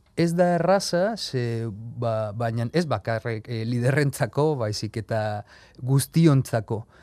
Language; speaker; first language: Basque; non-native, local second language; Spanish